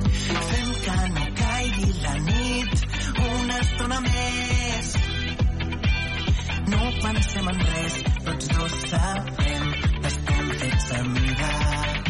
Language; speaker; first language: Catalan; native; Catalan